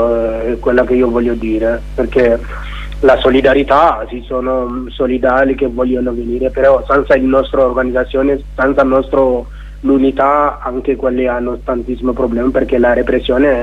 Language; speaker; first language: Italian; non-native, learner; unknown